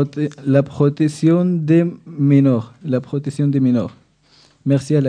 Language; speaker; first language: French; non-native, learner; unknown